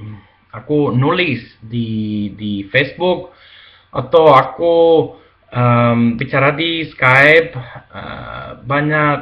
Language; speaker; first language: Indonesian; non-native, learner; Spanish